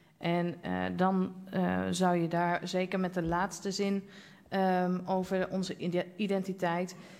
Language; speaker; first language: Dutch; native; Dutch